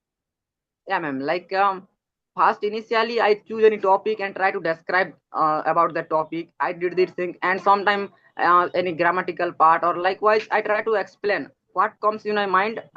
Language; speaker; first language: English; non-native, learner; Odia